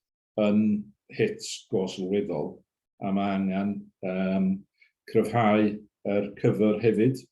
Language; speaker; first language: Welsh; native; Welsh